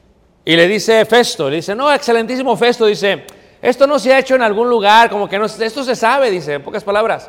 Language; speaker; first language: Spanish; native; Spanish